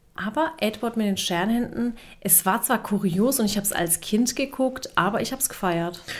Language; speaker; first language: German; early bilingual, other home language; Turkish